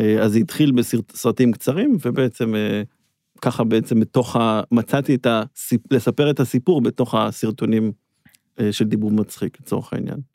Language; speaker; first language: Hebrew; native; Hebrew